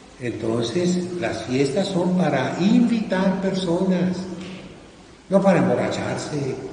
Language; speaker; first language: Spanish; native; Spanish